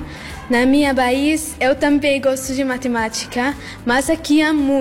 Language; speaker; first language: Portuguese; non-native, learner; Arabic